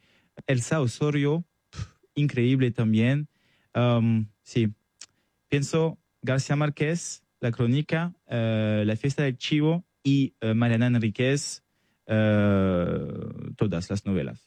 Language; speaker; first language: Spanish; non-native, learner; French